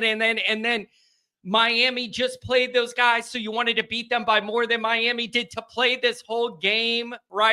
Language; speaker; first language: English; native; English